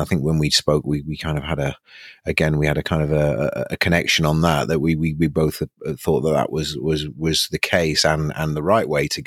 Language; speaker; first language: English; native; English